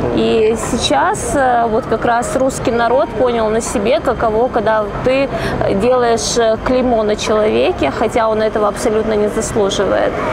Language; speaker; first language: Russian; non-native, fluent; Georgian